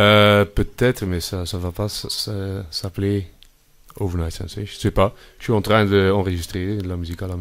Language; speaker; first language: French; non-native, fluent; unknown